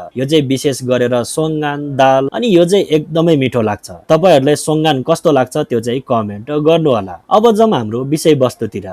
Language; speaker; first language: Nepali; non-native, local second language; Eastern Tamang